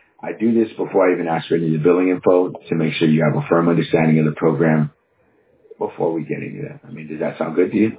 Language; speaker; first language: English; native; English